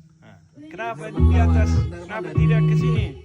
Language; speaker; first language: Indonesian; non-native, learner; English